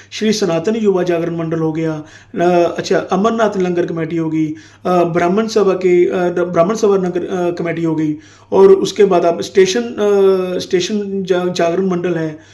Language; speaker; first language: Hindi; non-native, local second language; Punjabi